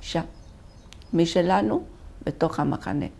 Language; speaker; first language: Hebrew; non-native, fluent; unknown